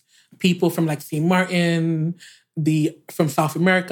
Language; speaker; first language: English; native; English